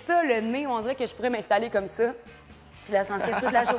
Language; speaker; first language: French; native; French